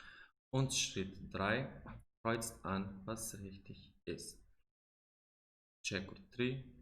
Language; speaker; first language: German; non-native, fluent; Macedonian